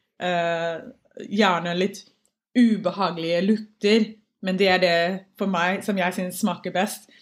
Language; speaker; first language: Norwegian; non-native, fluent; English